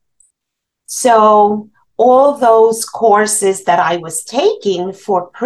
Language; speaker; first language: English; non-native, fluent; Spanish